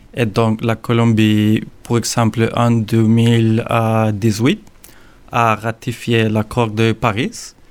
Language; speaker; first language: French; non-native, learner; Spanish